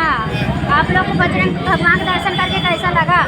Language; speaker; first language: Hindi; non-native, local second language; Awadhi